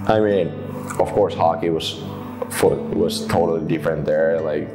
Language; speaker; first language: English; non-native, fluent; Finnish